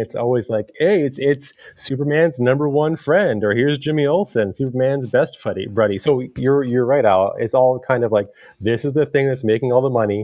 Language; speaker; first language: English; native; English